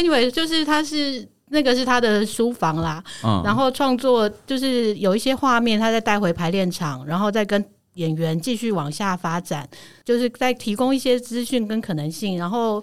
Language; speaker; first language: Chinese; native; Chinese